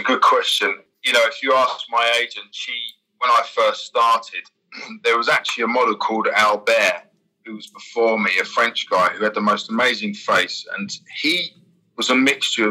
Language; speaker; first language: English; native; English